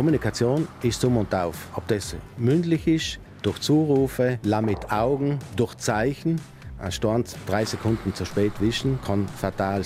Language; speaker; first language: German; native; German